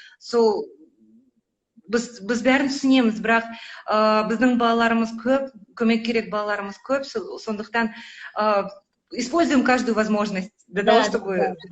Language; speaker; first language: Kazakh; non-native, local second language; Russian